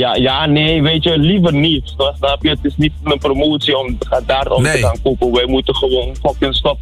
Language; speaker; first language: Dutch; non-native, local second language; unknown